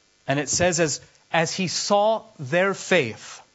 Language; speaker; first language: English; native; English